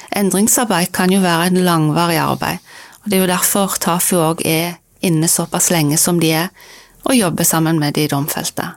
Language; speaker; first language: Norwegian; native; Norwegian